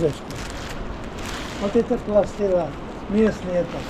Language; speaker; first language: Russian; non-native, local second language; Uzbek